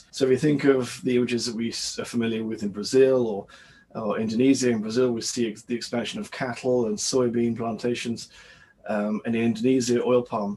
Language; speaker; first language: English; native; English